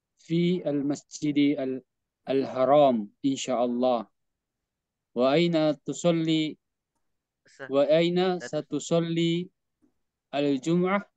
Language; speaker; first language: Arabic; non-native, learner; Indonesian